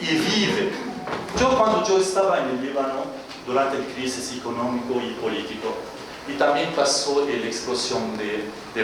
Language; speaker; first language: Spanish; non-native, fluent; Arabic